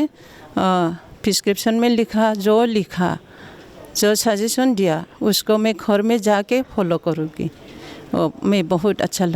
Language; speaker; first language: Hindi; non-native, local second language; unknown